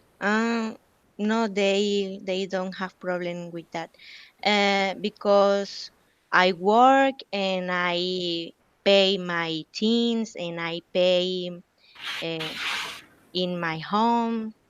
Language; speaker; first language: English; non-native, learner; Spanish